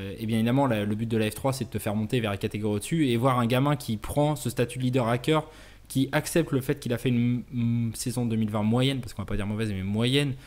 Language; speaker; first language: French; native; French